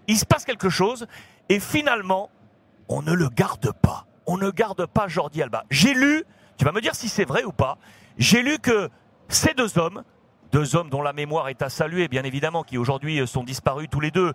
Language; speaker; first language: French; native; French